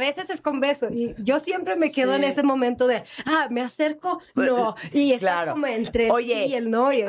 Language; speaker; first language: Spanish; non-native, fluent; Swedish